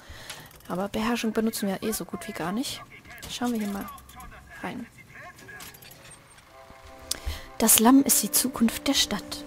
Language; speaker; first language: German; native; German